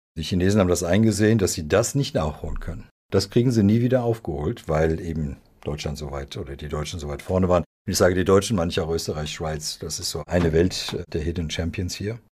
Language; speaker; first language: German; early bilingual, other home language; Serbian